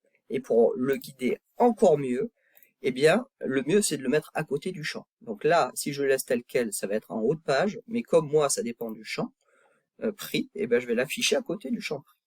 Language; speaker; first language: French; native; French